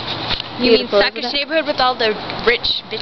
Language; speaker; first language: English; native; English